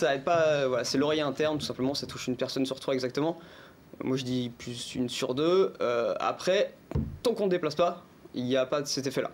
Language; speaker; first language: French; native; French